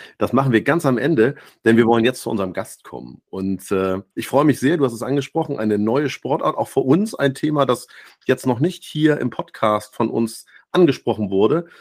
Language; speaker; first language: German; native; German